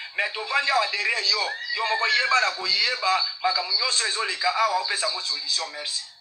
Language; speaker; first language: Lingala; native; Lingala